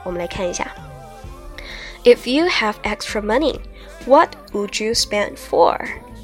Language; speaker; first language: English; non-native, fluent; Chinese